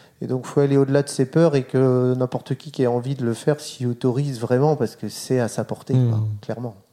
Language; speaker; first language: French; native; French